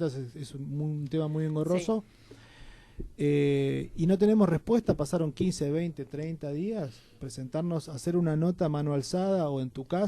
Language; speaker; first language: Spanish; native; Spanish